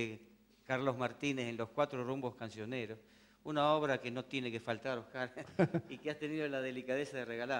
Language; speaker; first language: Spanish; native; Spanish